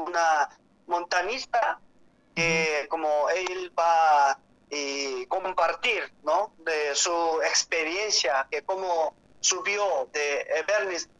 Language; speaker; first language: Spanish; non-native, learner; Korean